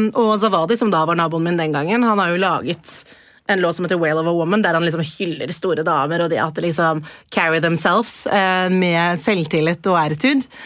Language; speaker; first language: Norwegian; early bilingual, other home language; Persian